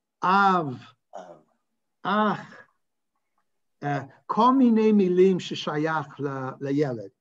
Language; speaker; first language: Hebrew; non-native, fluent; English